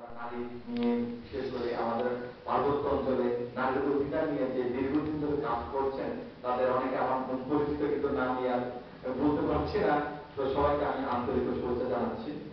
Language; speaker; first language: Bangla; non-native, local second language; Marma